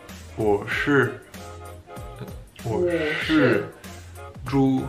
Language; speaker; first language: Chinese; non-native, fluent; French